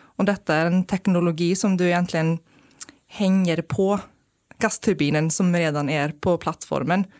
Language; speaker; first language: Norwegian; non-native, fluent; Icelandic